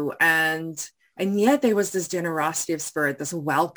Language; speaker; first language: English; non-native, local second language; Afrikaans